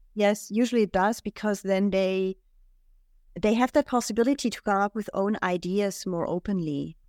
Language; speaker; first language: English; non-native, fluent; German